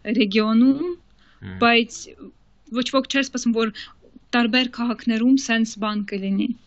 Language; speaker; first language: Armenian; early bilingual, heritage; Armenian